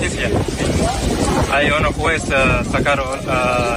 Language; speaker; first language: Spanish; non-native, learner; Arabic